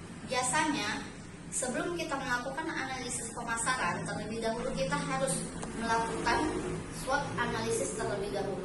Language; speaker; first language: Indonesian; native; Indonesian